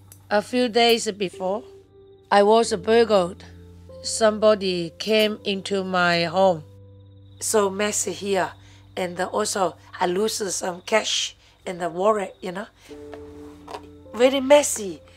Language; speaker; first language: English; non-native, learner; Chinese